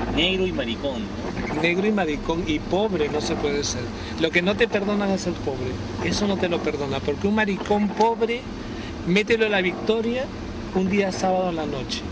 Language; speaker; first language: Spanish; native; Spanish